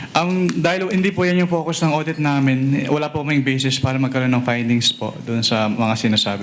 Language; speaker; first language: Filipino; native; Filipino